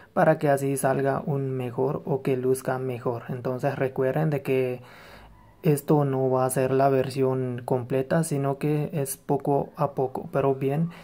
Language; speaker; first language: Spanish; native; Spanish